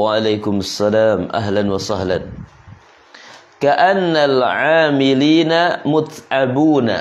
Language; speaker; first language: Arabic; non-native, fluent; Indonesian